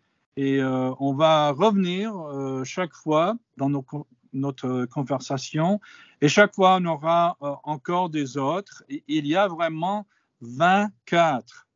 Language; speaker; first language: French; non-native, fluent; English